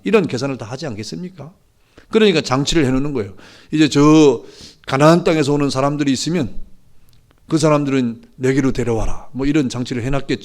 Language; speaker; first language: Korean; native; Korean